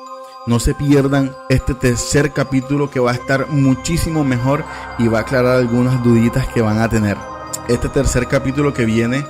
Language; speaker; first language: Spanish; native; Spanish